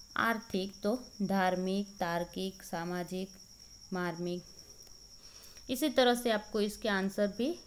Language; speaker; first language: Hindi; non-native, local second language; Gujarati